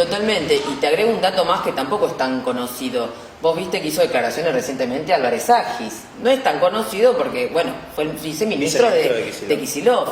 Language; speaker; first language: Spanish; native; Spanish